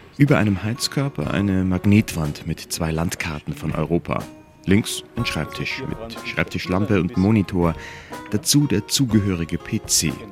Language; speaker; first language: German; native; German